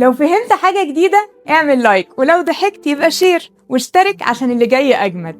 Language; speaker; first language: Arabic; native; Arabic